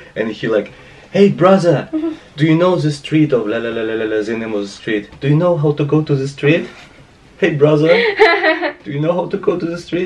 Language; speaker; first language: English; non-native, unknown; Russian